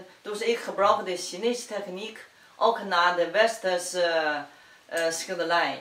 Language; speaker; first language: Dutch; non-native, fluent; Chinese